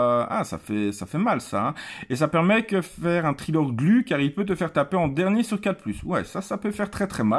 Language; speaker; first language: French; native; French